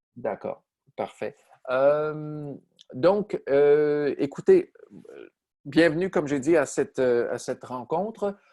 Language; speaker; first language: French; native; French